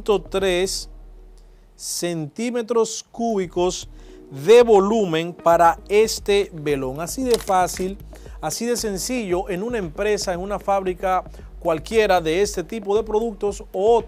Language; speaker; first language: Spanish; native; Spanish